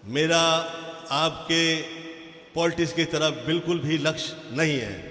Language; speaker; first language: Hindi; non-native, local second language; Marathi